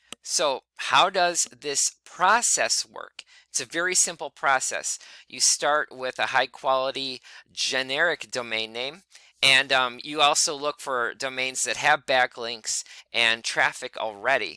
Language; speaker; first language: English; native; English